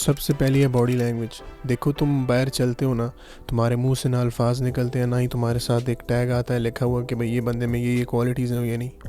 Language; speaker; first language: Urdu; non-native, local second language; Punjabi